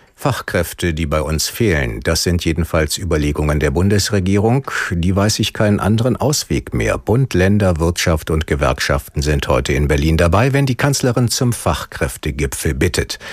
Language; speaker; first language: German; native; German